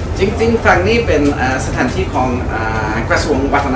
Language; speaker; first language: Thai; non-native, fluent; English